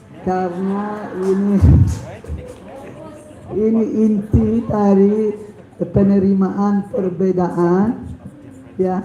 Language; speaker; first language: Indonesian; non-native, fluent; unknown